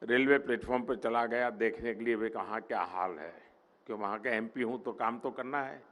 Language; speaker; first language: Hindi; non-native, local second language; Gujarati